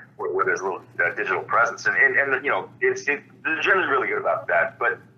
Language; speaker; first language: English; native; English